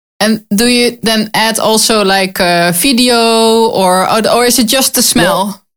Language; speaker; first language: English; non-native, learner; Dutch